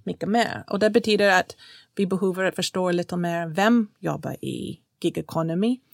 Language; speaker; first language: Swedish; non-native, fluent; English